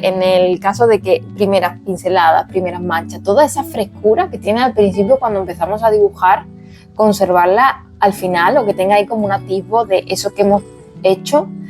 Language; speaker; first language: Spanish; native; Spanish